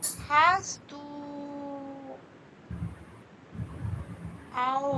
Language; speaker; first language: German; non-native, learner; Tamil